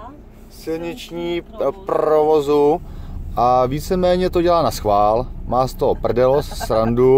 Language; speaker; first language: Czech; native; Czech